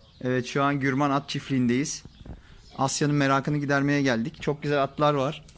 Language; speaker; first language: Turkish; native; Turkish